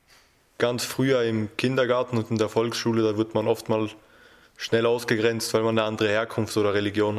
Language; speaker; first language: German; early bilingual, other home language; Albanian